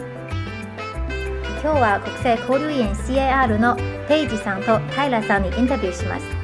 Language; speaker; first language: Japanese; non-native, fluent; Chinese